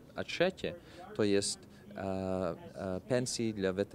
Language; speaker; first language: Polish; early bilingual, heritage; Polish